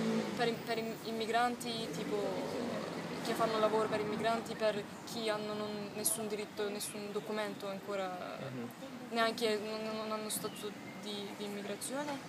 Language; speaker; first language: Italian; non-native, learner; Turkish